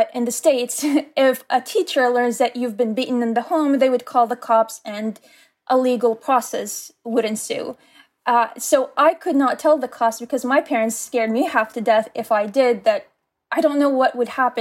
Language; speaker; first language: English; native; English